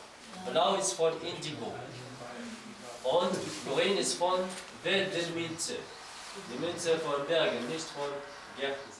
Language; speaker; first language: German; non-native, fluent; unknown